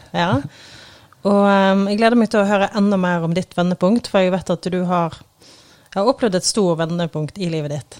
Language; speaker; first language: Norwegian; native; Norwegian